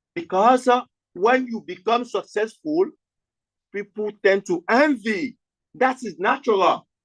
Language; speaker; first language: English; non-native, local second language; Yoruba